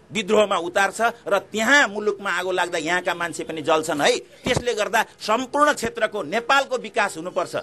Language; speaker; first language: Nepali; native; Nepali